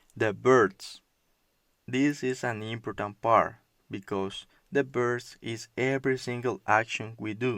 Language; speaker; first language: English; non-native, learner; Spanish